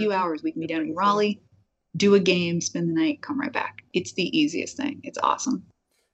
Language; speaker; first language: English; native; English